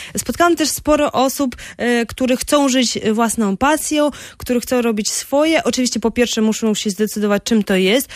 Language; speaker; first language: Polish; non-native, fluent; Russian